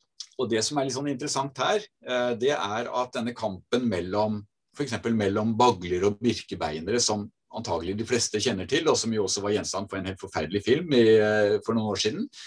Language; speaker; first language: Norwegian; native; Norwegian